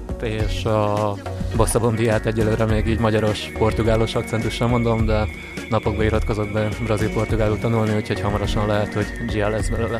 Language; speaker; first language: Hungarian; native; Hungarian